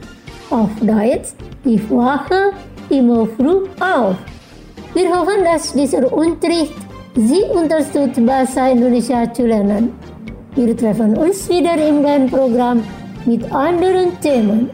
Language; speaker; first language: German; non-native, fluent; Indonesian